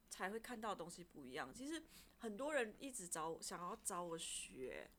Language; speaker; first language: Chinese; native; Chinese